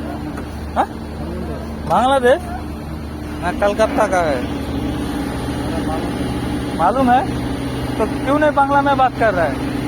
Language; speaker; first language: Hindi; non-native, local second language; Bangla